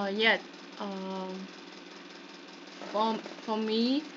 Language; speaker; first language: English; non-native, learner; Vietnamese